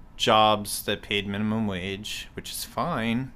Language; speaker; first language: English; native; English